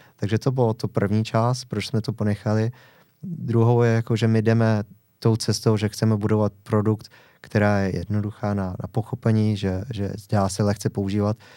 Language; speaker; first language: Czech; non-native, fluent; English